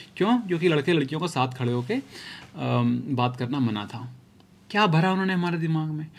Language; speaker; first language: Hindi; native; Hindi